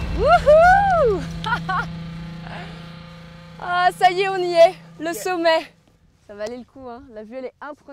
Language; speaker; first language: French; native; French